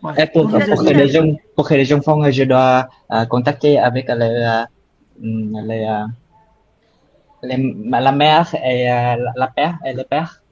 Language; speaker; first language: French; non-native, learner; Vietnamese